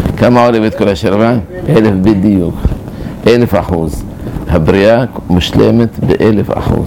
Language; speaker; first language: Hebrew; early bilingual, other home language; Arabic